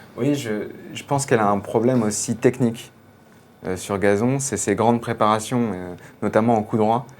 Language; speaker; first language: French; native; French